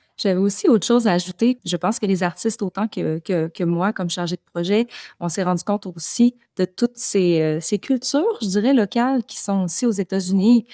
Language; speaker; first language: French; native; French